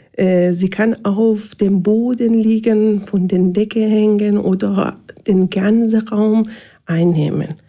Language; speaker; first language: German; non-native, fluent; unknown